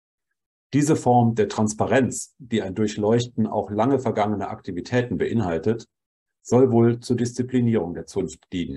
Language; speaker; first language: German; native; German